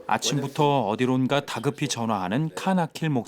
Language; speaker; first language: Korean; native; Korean